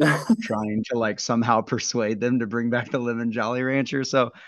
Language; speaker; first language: English; native; English